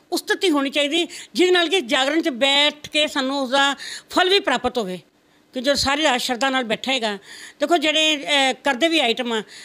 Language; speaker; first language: Punjabi; non-native, local second language; Rajasthani